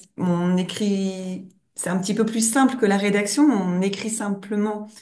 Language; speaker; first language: French; native; French